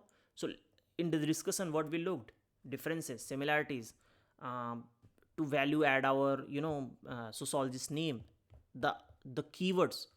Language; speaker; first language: English; non-native, local second language; Hindi